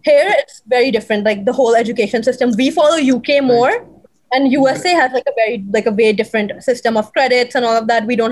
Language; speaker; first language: English; native; English